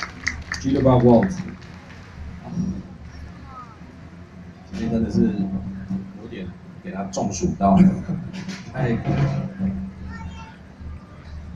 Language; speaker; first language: Chinese; native; Chinese